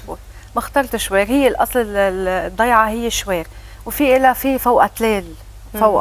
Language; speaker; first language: Arabic; native; Arabic